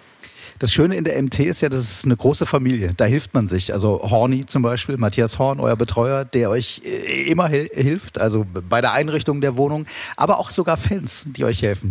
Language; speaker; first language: German; native; German